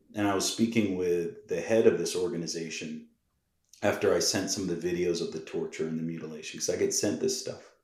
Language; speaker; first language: English; native; English